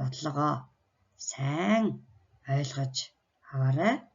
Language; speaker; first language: Mongolian; native; Mongolian